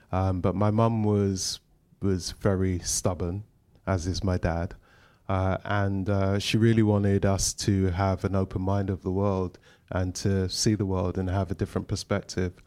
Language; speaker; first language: English; native; English